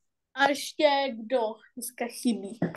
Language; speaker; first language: Czech; non-native, learner; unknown